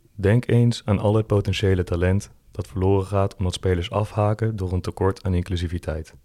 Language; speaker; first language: Dutch; native; Dutch